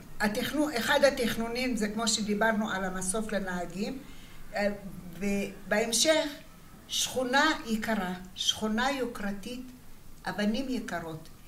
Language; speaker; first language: Hebrew; early bilingual, other home language; Arabic